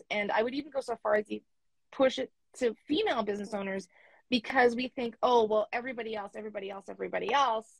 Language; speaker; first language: English; native; English